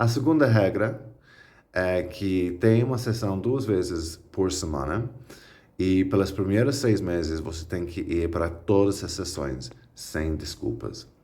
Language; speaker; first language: Portuguese; non-native, fluent; English